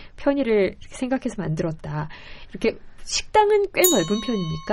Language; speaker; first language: Korean; native; Korean